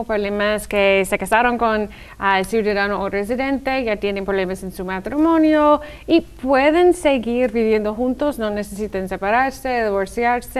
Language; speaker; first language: Spanish; non-native, fluent; English